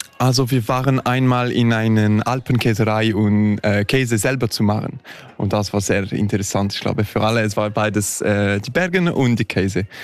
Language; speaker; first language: German; non-native, local second language; French